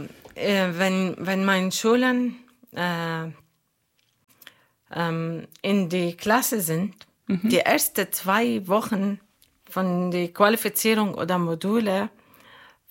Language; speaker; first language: German; non-native, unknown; Arabic